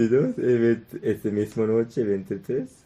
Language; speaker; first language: Spanish; non-native, learner; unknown